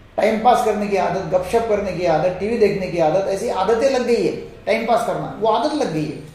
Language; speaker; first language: Hindi; non-native, local second language; Marathi